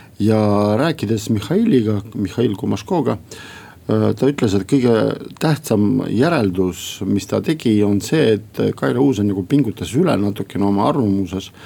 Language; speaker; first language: Estonian; non-native, local second language; Russian